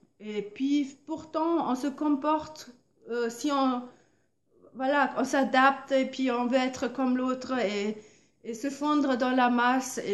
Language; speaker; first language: French; non-native, fluent; German